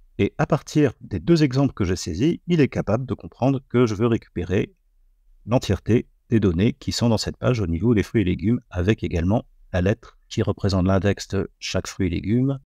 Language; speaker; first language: French; native; French